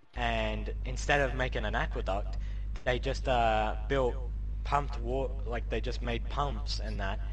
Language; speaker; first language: English; native; English